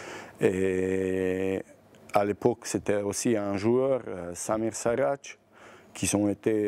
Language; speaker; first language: French; non-native, learner; Bosnian